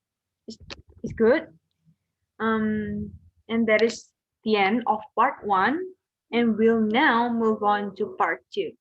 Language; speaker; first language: English; non-native, learner; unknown